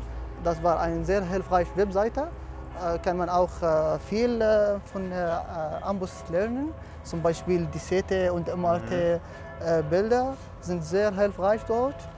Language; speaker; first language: German; non-native, fluent; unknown